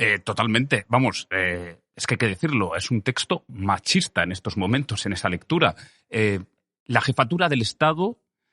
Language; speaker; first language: Spanish; native; Spanish